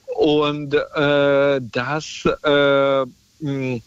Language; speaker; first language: German; non-native, fluent; Russian